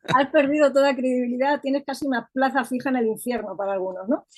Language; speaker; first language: Spanish; native; Spanish